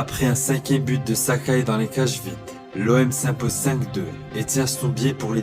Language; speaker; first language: French; native; French